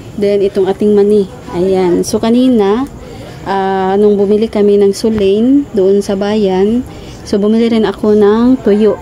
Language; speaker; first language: Filipino; non-native, local second language; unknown